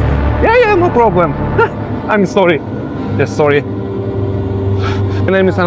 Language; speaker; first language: English; non-native, learner; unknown